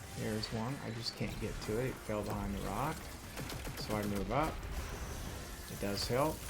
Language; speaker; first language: English; native; English